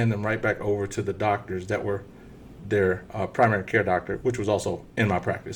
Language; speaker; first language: English; native; English